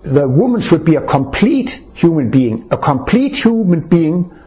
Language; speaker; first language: English; non-native, fluent; Danish